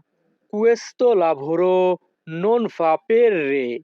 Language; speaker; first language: Italian; non-native, fluent; Bangla